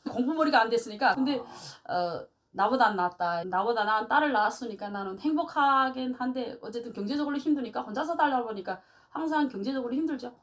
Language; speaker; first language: Korean; native; Korean